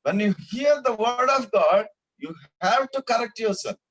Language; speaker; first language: English; non-native, local second language; Telugu